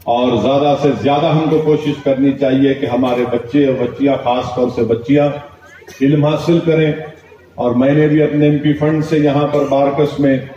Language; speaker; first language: Urdu; native; Urdu